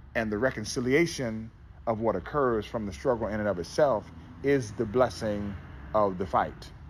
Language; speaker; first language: English; native; English